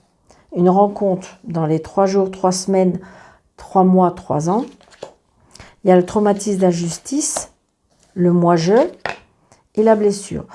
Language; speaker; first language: French; native; French